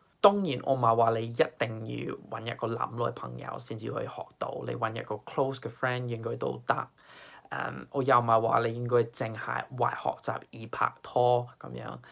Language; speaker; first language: Cantonese; non-native, fluent; English